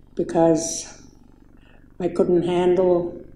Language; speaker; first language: English; native; English